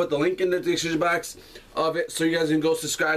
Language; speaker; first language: English; native; English